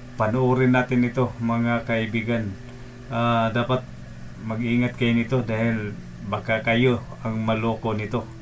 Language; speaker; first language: Filipino; non-native, local second language; Cebuano